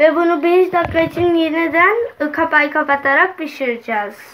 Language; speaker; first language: Turkish; non-native, learner; Urdu